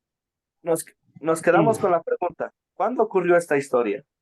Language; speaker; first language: Spanish; native; Spanish